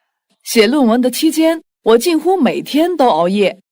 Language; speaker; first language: Chinese; non-native, fluent; Korean